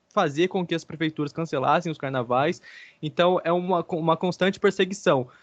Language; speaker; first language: Portuguese; native; Portuguese